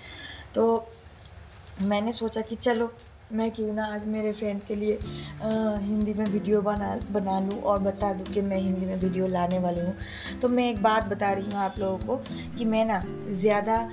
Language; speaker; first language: Hindi; non-native, local second language; Bangla